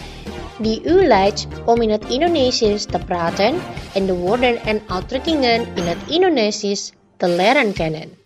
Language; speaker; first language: Dutch; non-native, learner; Indonesian